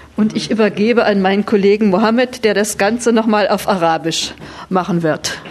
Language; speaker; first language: German; native; German